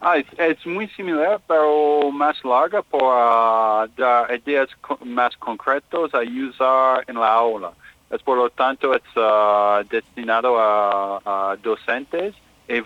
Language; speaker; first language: Spanish; non-native, learner; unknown